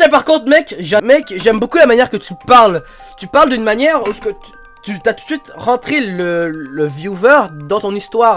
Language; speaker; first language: French; native; French